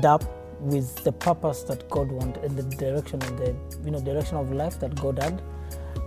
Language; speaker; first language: English; non-native, local second language; Kikuyu